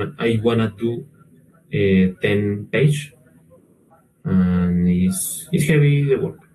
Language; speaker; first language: English; non-native, learner; Spanish